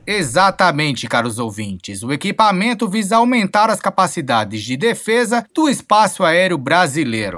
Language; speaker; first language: Portuguese; native; Portuguese